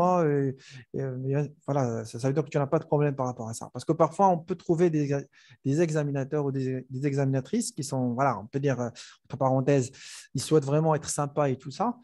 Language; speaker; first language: French; non-native, local second language; Arabic